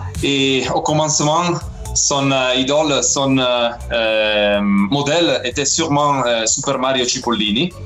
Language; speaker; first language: French; non-native, fluent; Italian